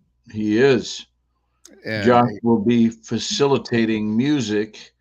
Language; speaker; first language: English; native; English